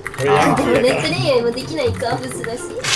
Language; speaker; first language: Japanese; native; Japanese